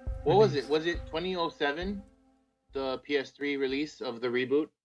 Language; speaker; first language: English; native; English